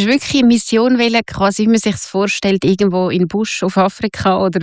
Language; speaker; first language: German; native; German